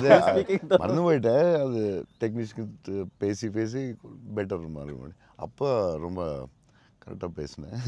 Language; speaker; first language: Tamil; non-native, local second language; Telugu